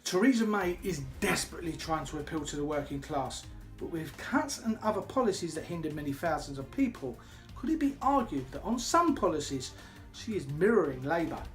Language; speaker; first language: English; native; English